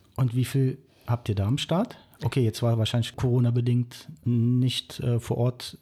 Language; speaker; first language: German; native; German